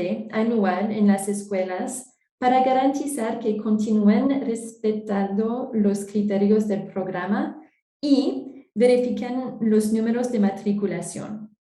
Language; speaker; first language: Spanish; non-native, fluent; French